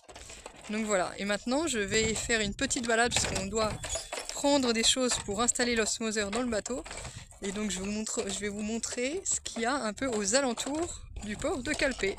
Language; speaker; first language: French; native; French